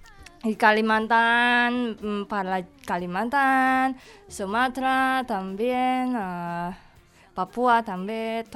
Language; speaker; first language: Catalan; non-native, learner; Indonesian